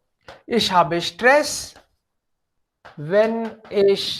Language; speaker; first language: German; non-native, fluent; Hindi